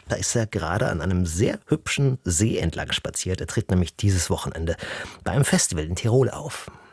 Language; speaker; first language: German; native; German